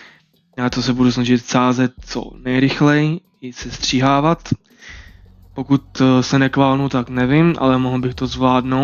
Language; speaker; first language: Czech; native; Czech